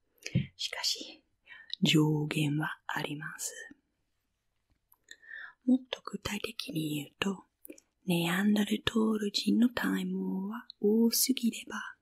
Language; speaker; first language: Japanese; non-native, fluent; English